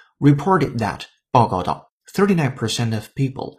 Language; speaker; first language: English; non-native, fluent; Chinese